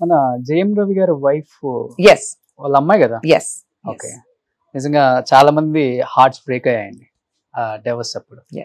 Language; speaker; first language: Telugu; native; Telugu